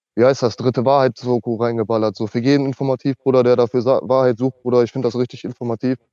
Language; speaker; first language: German; native; German